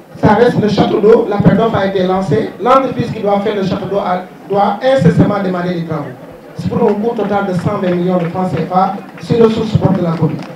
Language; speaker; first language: French; non-native, local second language; Wolof